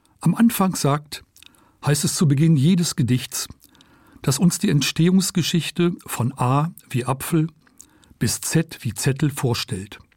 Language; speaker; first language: German; non-native, local second language; Luxembourgish